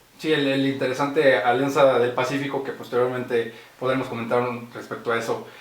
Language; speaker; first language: Spanish; native; Spanish